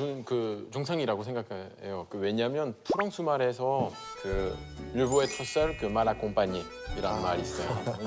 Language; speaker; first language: Korean; non-native, fluent; French